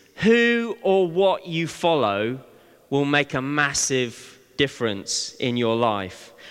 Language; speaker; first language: English; native; English